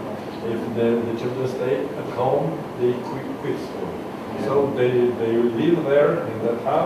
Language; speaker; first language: English; non-native, learner; Romanian